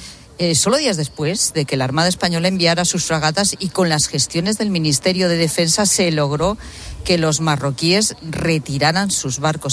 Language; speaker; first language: Spanish; native; Spanish